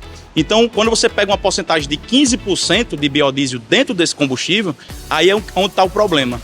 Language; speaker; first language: Portuguese; native; Portuguese